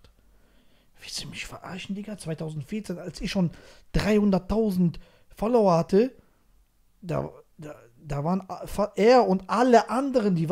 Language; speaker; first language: German; native; German